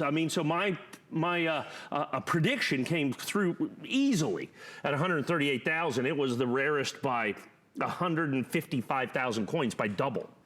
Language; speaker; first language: English; native; English